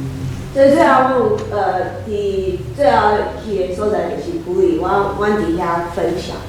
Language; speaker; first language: Chinese; early bilingual, heritage; Chinese